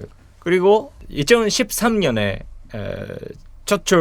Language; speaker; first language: Korean; non-native, fluent; Japanese